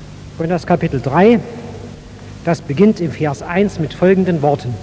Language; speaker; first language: German; native; German